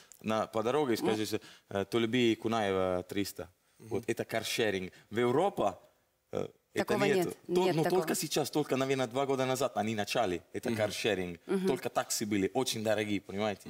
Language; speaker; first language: Russian; non-native, learner; Italian